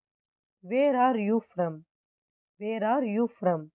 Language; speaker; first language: English; non-native, local second language; Tamil